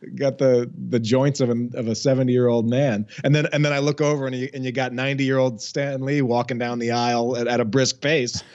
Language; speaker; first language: English; native; English